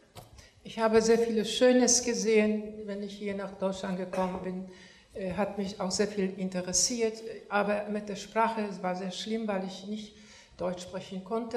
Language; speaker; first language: German; non-native, fluent; Polish